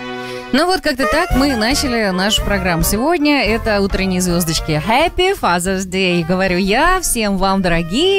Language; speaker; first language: Russian; native; Russian